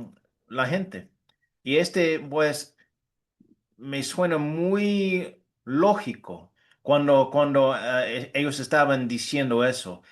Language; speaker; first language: Spanish; non-native, fluent; English